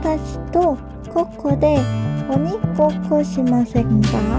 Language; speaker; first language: Japanese; non-native, fluent; Korean